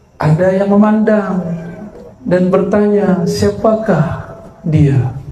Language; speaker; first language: Malay; native; Malay